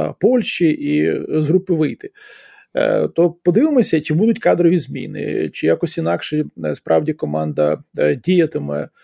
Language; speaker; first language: Ukrainian; native; Ukrainian